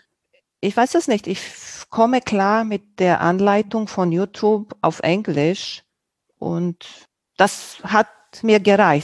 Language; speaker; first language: German; non-native, local second language; Romanian